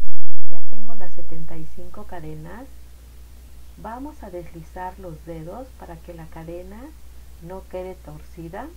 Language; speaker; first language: Spanish; native; Spanish